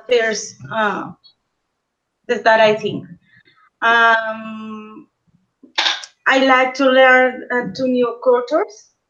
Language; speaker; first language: English; non-native, learner; Spanish